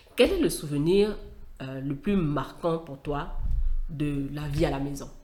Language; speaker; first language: French; native; French